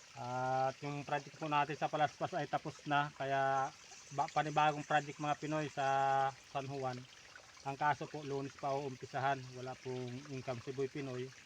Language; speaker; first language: Filipino; native; Filipino